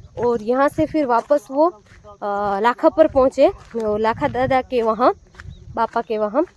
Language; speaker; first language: Hindi; non-native, local second language; Gujarati